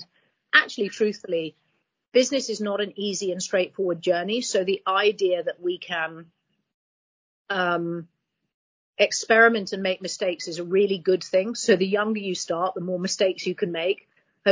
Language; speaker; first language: English; native; English